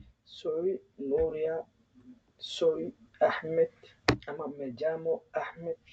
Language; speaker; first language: Spanish; non-native, learner; Somali